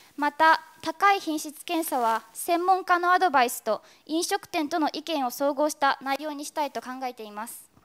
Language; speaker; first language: Japanese; native; Japanese